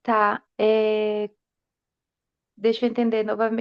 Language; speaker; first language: Portuguese; non-native, fluent; Spanish